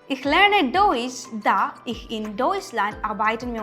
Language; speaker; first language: German; non-native, fluent; Malayalam